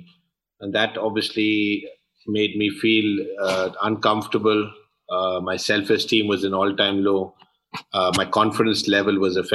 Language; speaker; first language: English; native; English